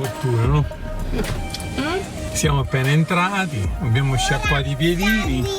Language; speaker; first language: Italian; native; Italian